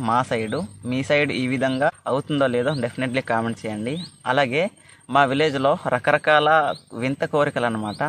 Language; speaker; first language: Telugu; non-native, local second language; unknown